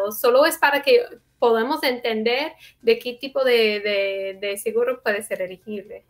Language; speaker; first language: Spanish; non-native, fluent; English